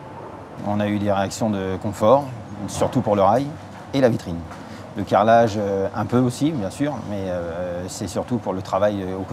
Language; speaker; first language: French; native; French